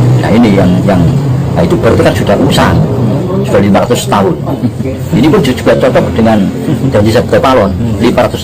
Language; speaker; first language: Indonesian; native; Indonesian